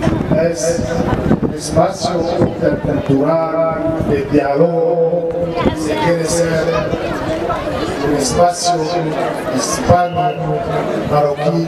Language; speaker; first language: Spanish; non-native, fluent; Arabic